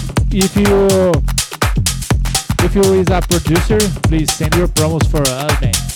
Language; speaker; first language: English; non-native, learner; Portuguese